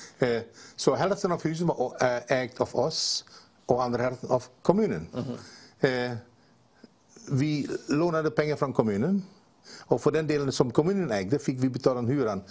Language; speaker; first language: Swedish; non-native, fluent; Dutch